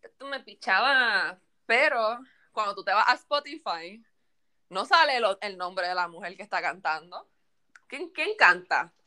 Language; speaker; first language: Spanish; native; Spanish